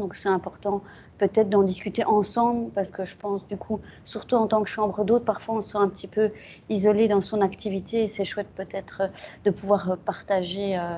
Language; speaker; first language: French; native; French